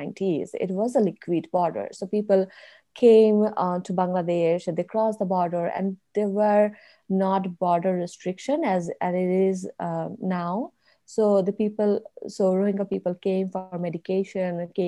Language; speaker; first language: English; non-native, local second language; Bangla